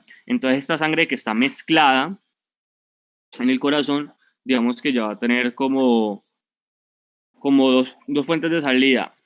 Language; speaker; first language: Spanish; native; Spanish